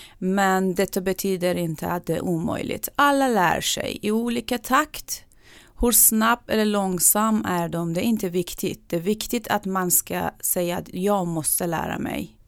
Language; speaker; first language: Swedish; non-native, fluent; Persian